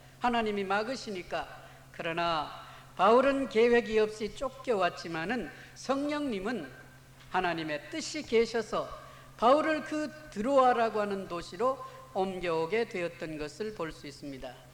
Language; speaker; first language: Korean; native; Korean